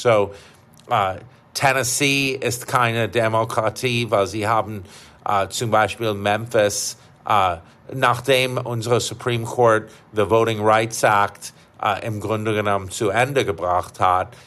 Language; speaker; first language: German; non-native, fluent; English